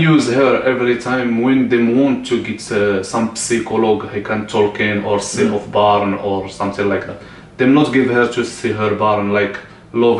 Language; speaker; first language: English; non-native, learner; Arabic